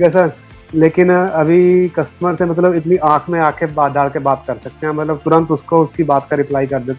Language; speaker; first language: Hindi; native; Hindi